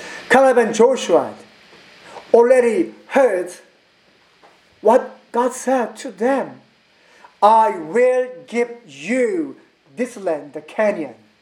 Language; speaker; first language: English; non-native, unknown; Korean